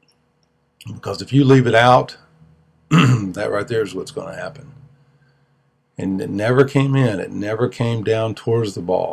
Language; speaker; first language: English; native; English